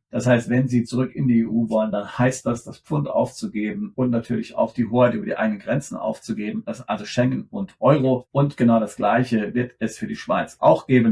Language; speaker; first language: German; native; German